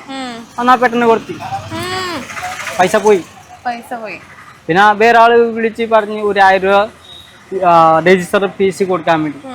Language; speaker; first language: Malayalam; non-native, local second language; Odia